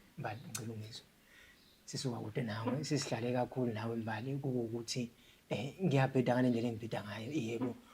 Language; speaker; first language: Zulu; native; Zulu